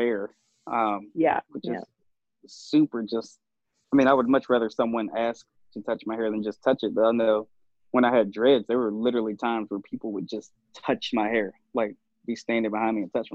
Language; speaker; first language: English; native; English